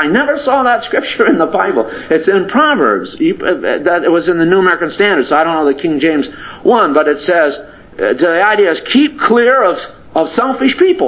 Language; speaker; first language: English; native; English